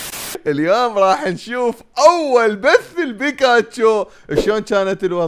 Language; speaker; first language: Arabic; native; Arabic